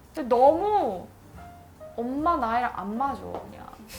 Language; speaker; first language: Korean; early bilingual, heritage; Korean